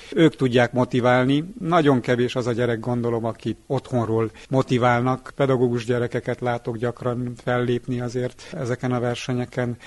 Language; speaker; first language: Hungarian; native; Hungarian